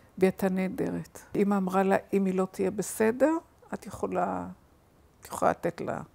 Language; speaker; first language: Hebrew; early bilingual, other home language; German